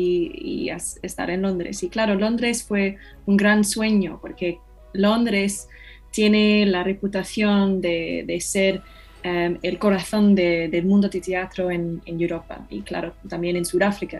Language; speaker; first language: Spanish; non-native, fluent; English